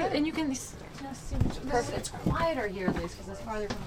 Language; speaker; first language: English; native; English